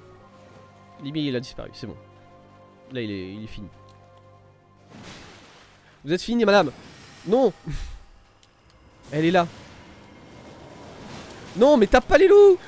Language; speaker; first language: French; native; French